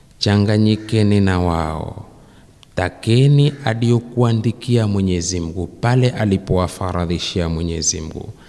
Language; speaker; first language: Swahili; native; Swahili